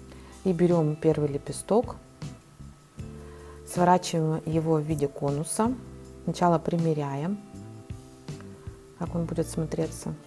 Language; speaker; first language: Russian; native; Russian